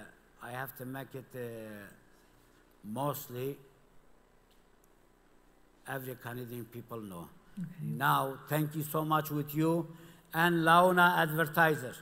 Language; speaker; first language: English; non-native, learner; Kurdish